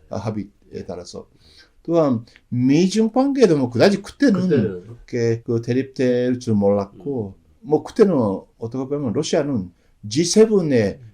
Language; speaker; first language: Korean; non-native, fluent; Japanese